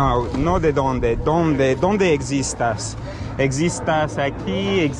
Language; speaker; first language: Spanish; non-native, learner; English